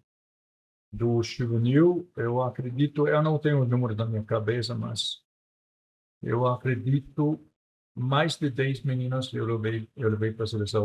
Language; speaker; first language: Portuguese; non-native, fluent; Danish